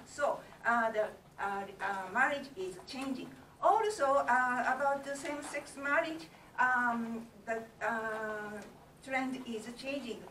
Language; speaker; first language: English; non-native, learner; Japanese